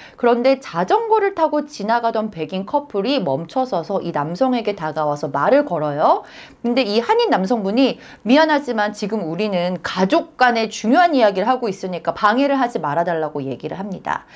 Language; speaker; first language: Korean; native; Korean